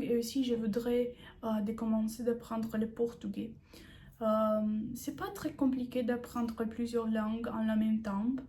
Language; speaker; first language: French; non-native, learner; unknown